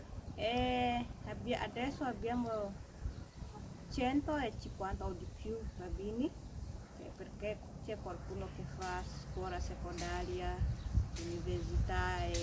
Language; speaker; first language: Italian; non-native, fluent; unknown